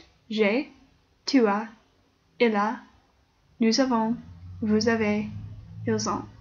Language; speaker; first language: French; non-native, fluent; English